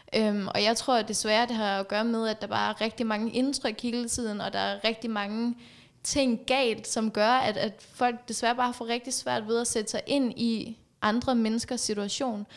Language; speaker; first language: Danish; early bilingual, other home language; Persian